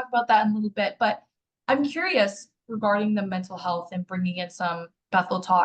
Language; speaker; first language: English; native; English